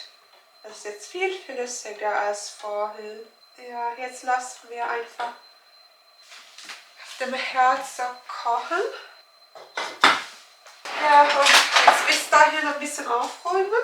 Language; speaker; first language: German; non-native, learner; Turkish